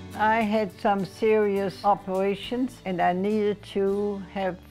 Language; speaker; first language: English; non-native, fluent; German